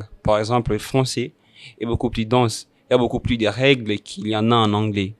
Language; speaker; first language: French; non-native, fluent; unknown